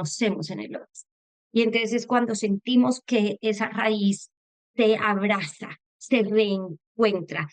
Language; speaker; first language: Spanish; native; Spanish